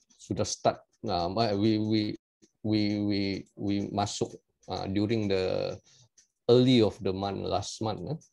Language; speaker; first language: English; non-native, local second language; Malay